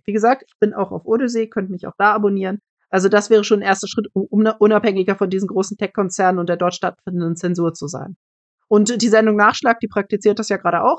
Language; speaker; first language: German; native; German